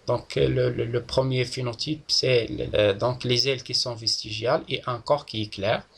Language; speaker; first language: French; non-native, local second language; Arabic